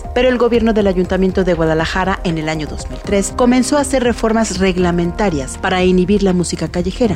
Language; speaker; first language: Spanish; native; Spanish